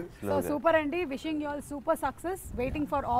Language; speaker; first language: Telugu; native; Telugu